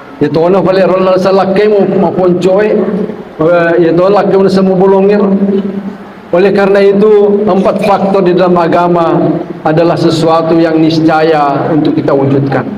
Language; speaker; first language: Malay; non-native, local second language; Buginese